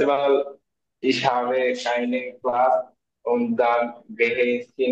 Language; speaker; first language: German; non-native, learner; Bangla